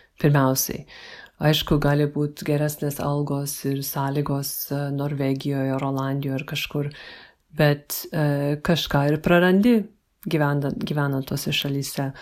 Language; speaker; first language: Lithuanian; early bilingual, heritage; Lithuanian